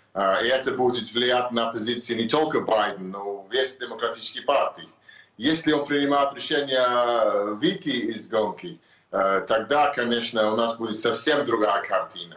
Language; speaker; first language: Russian; non-native, fluent; English